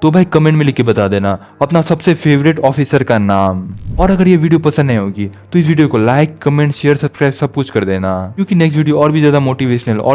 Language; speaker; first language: Hindi; non-native, local second language; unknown